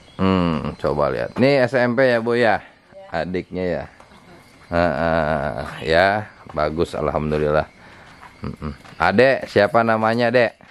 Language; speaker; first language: Indonesian; non-native, local second language; Sundanese